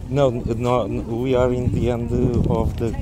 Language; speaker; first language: English; non-native, learner; Portuguese